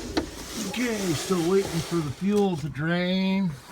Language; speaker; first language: English; native; English